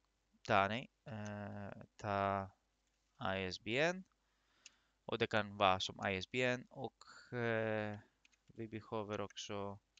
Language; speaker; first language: Swedish; non-native, fluent; Greek